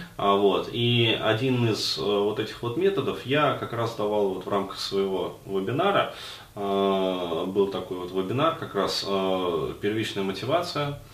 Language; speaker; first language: Russian; native; Russian